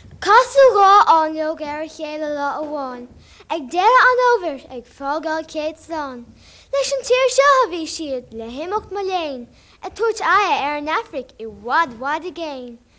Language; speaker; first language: Irish; native; Irish